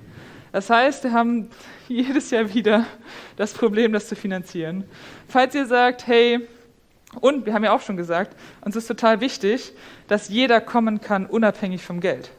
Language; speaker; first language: German; native; German